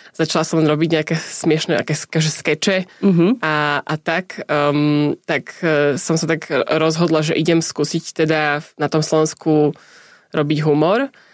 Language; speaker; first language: Slovak; native; Slovak